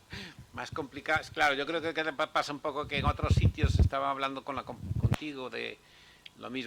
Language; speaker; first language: Spanish; native; Spanish